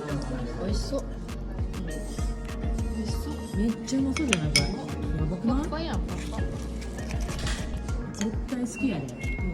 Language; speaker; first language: Japanese; native; Japanese